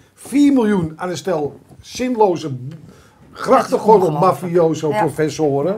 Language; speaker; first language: Dutch; native; Dutch